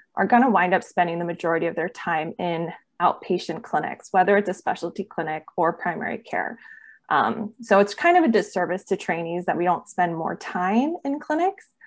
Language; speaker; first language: English; native; English